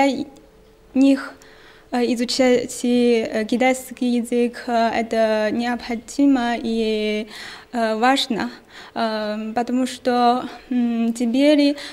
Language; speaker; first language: Russian; non-native, learner; Chinese